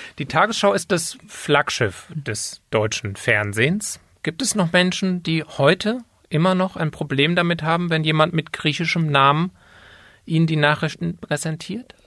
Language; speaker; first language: German; native; German